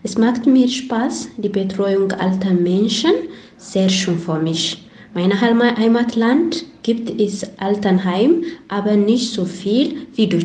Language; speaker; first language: German; non-native, learner; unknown